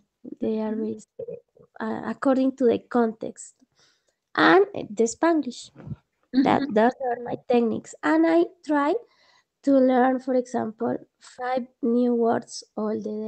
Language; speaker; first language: English; non-native, learner; Spanish